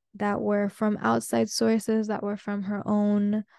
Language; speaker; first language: English; early bilingual, other home language; Spanish